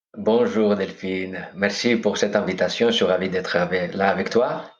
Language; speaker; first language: French; non-native, fluent; Greek